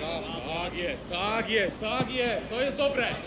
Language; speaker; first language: Polish; native; Polish